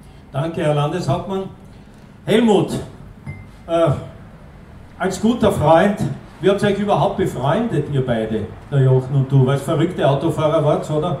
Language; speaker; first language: German; native; German